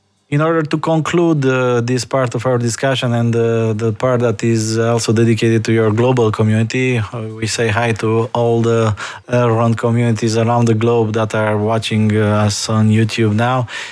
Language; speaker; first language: English; non-native, fluent; Romanian